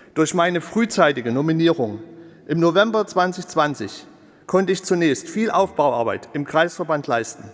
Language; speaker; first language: German; native; German